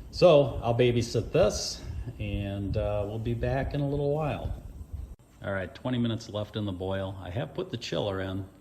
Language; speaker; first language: English; native; English